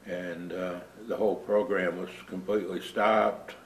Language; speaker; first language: English; native; English